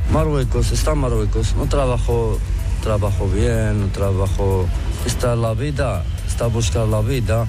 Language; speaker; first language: Spanish; non-native, learner; Arabic